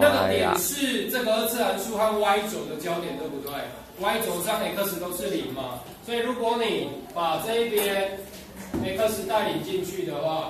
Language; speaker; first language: Chinese; native; Chinese